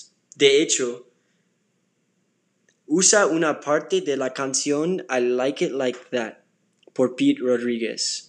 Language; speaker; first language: Spanish; non-native, learner; English